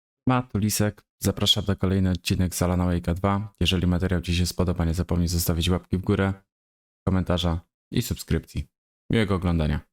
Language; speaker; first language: Polish; native; Polish